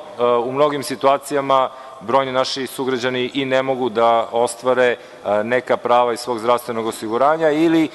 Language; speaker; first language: Serbian; native; Serbian